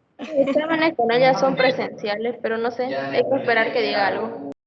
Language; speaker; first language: Spanish; native; Spanish